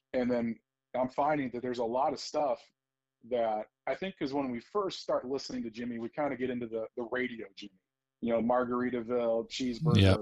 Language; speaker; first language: English; native; English